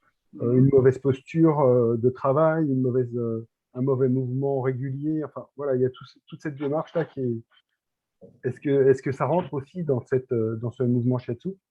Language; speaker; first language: French; native; French